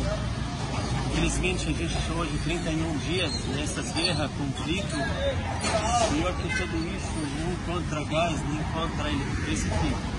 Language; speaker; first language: Portuguese; non-native, fluent; Arabic